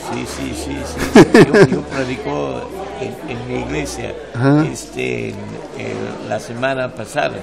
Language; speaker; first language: Spanish; non-native, learner; English